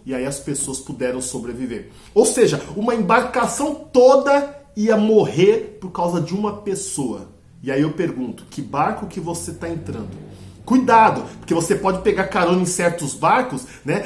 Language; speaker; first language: Portuguese; native; Portuguese